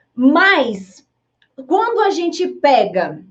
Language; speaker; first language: Portuguese; early bilingual, other home language; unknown